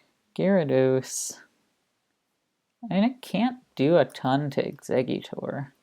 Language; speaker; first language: English; native; English